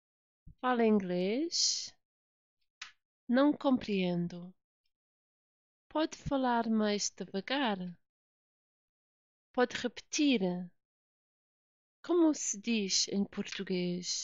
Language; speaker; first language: Portuguese; non-native, fluent; English